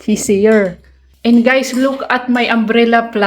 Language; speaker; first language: English; non-native, local second language; Cebuano